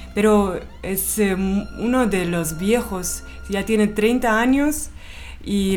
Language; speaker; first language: Spanish; non-native, fluent; Russian